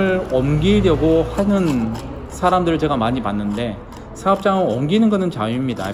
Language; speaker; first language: Korean; native; Korean